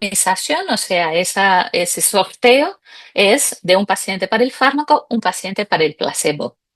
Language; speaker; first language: Spanish; native; Spanish